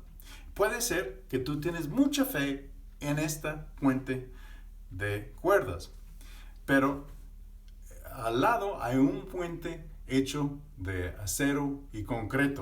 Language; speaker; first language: Spanish; non-native, fluent; English